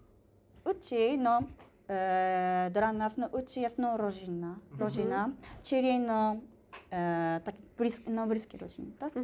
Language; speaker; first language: Polish; non-native, learner; Japanese